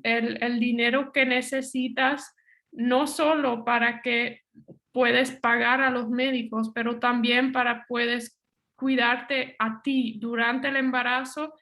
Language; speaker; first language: Spanish; non-native, fluent; Dutch